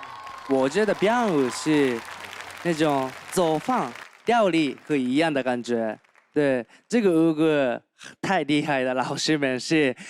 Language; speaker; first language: Chinese; non-native, learner; Japanese